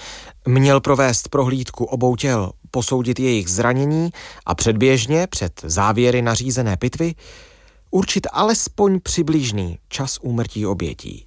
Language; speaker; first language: Czech; native; Czech